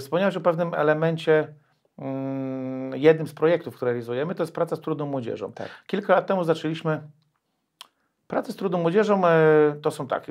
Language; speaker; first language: Polish; native; Polish